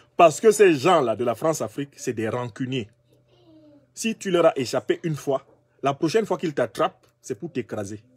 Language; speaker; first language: French; non-native, local second language; Basaa